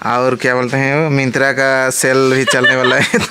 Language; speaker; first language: Hindi; non-native, local second language; Sadri